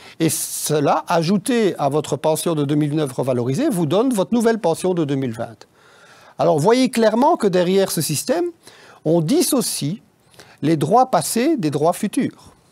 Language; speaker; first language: French; native; French